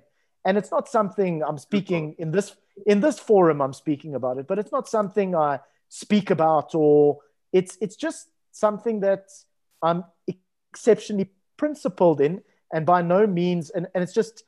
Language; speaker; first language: English; native; English